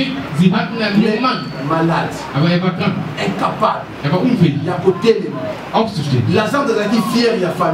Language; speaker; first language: German; non-native, learner; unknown